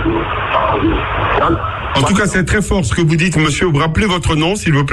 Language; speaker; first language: French; non-native, local second language; Akan